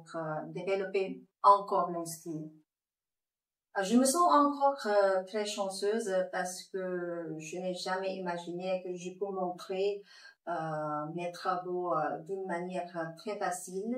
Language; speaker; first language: French; non-native, fluent; Filipino